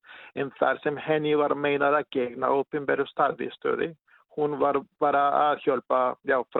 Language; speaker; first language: Icelandic; non-native, learner; Spanish